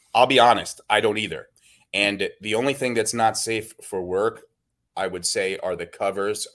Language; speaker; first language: English; native; English